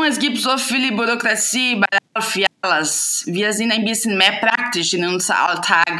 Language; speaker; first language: German; non-native, fluent; Portuguese